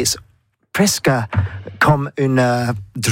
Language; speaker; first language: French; non-native, learner; English